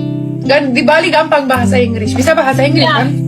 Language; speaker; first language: Indonesian; non-native, fluent; Romanian